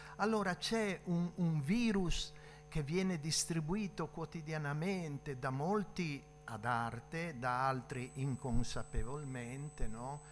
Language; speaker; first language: Italian; native; Italian